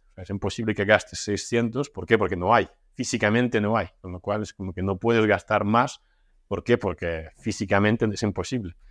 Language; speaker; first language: Spanish; non-native, fluent; Russian